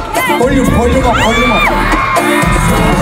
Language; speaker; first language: English; non-native, learner; Korean